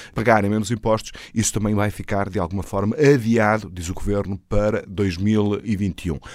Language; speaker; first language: Portuguese; native; Portuguese